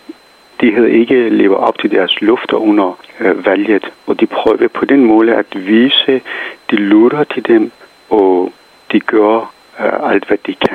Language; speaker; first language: Danish; non-native, fluent; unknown